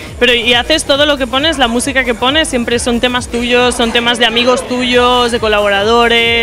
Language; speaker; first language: Spanish; native; Spanish